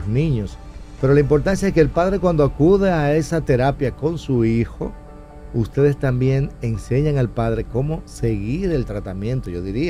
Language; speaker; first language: Spanish; native; Spanish